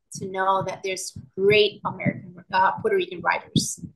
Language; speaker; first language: English; non-native, local second language; Spanish